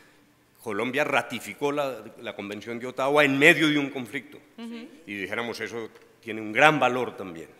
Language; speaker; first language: Spanish; native; Spanish